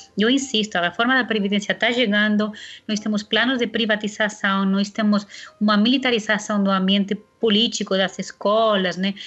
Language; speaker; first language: Portuguese; non-native, fluent; Spanish